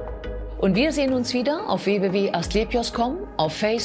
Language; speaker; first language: German; native; German